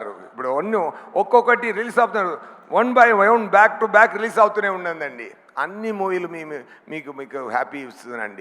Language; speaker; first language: Telugu; non-native, learner; Tamil